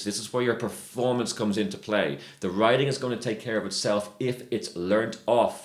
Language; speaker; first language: English; native; English